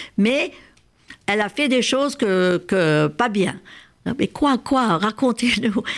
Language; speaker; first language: French; non-native, fluent; Hungarian